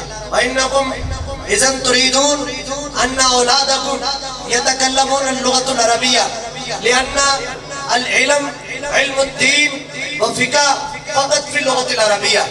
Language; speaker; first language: Arabic; non-native, fluent; Urdu